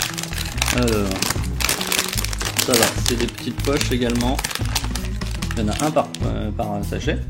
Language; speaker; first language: French; native; French